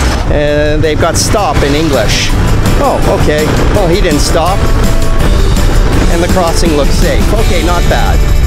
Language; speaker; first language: English; native; English